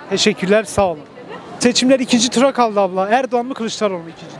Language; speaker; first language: Turkish; native; Turkish